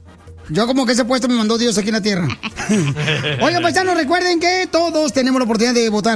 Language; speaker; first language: Spanish; native; Spanish